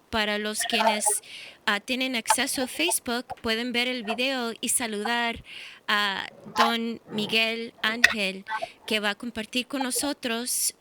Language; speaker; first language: Spanish; early bilingual, heritage; English